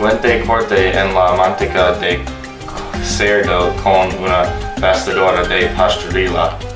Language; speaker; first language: Spanish; non-native, learner; English